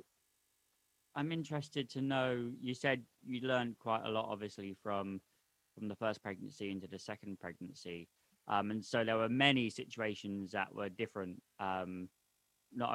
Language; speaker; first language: English; native; English